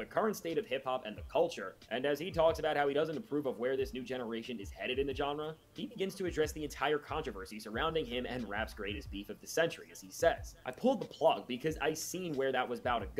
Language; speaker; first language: English; native; English